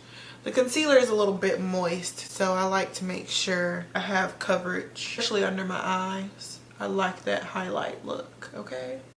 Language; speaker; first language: English; native; English